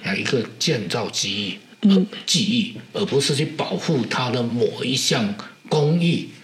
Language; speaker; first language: Chinese; non-native, local second language; Min Nan Chinese